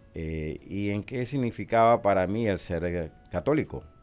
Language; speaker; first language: Spanish; native; Spanish